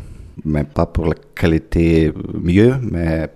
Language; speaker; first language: French; non-native, fluent; Ukrainian